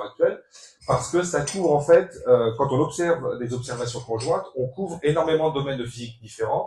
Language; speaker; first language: French; native; French